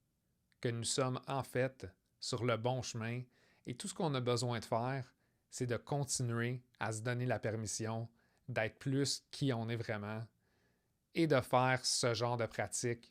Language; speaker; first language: French; native; French